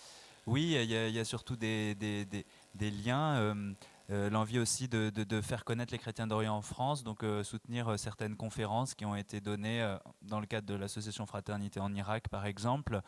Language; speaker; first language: French; native; French